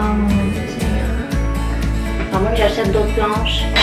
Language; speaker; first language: French; native; French